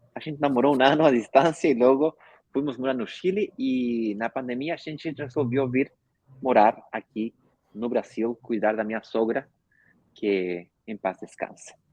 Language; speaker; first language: Portuguese; non-native, fluent; Spanish